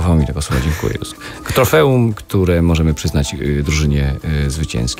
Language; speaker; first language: Polish; native; Polish